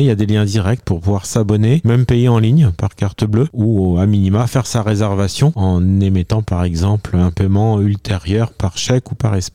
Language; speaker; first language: French; native; French